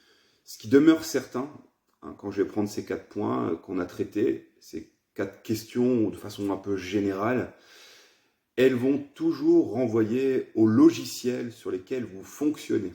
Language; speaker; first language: French; native; French